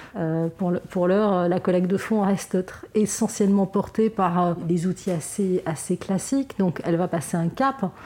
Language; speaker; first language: French; non-native, local second language; Arabic